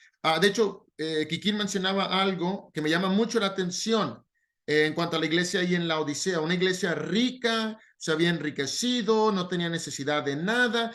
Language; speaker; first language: Spanish; native; Spanish